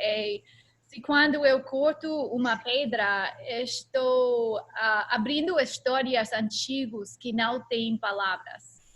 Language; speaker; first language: Portuguese; non-native, learner; English